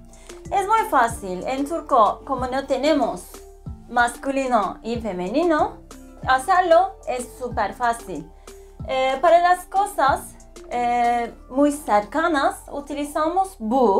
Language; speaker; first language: Spanish; non-native, fluent; Turkish